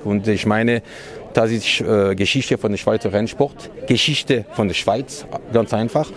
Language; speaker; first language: German; non-native, local second language; Italian